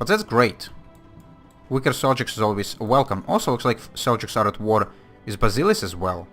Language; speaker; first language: English; non-native, fluent; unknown